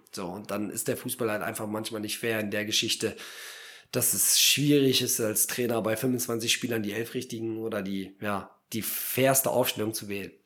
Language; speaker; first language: German; early bilingual, other home language; Polish